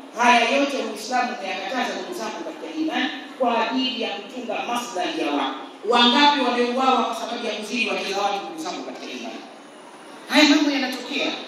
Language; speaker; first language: Swahili; native; Swahili